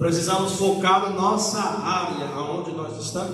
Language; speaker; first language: Portuguese; native; Portuguese